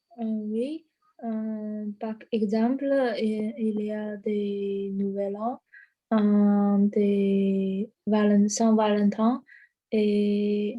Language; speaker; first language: French; non-native, learner; Chinese